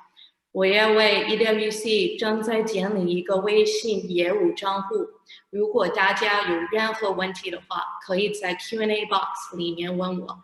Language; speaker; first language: Chinese; non-native, fluent; English